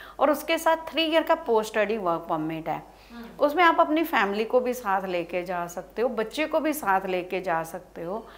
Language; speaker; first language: Hindi; non-native, local second language; Punjabi